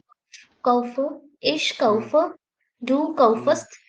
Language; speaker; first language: German; non-native, learner; Hindi